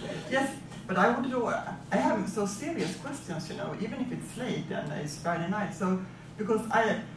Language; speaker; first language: English; non-native, fluent; Swedish